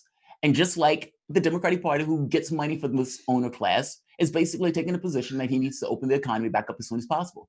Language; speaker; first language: English; native; English